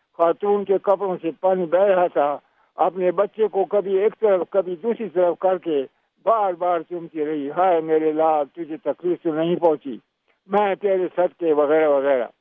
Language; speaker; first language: Urdu; non-native, local second language; Pashto